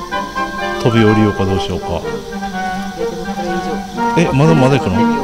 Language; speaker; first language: Japanese; native; Japanese